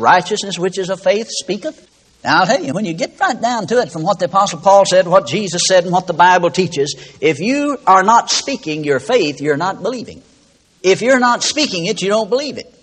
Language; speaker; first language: English; native; English